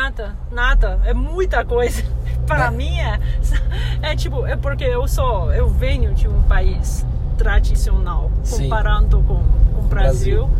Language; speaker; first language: Portuguese; non-native, fluent; Chinese